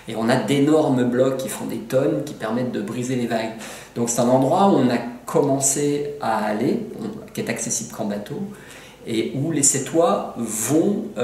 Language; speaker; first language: French; native; French